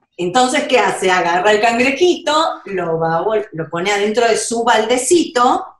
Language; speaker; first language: English; non-native, learner; Spanish